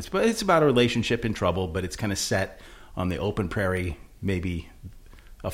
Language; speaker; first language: English; native; English